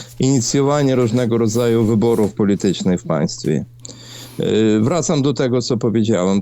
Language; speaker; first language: Polish; non-native, fluent; Ukrainian